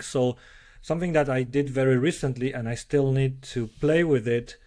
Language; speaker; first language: English; non-native, fluent; French